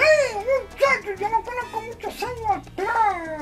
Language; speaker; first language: Spanish; early bilingual, heritage; Spanish